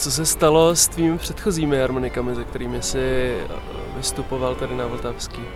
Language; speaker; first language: Czech; native; Czech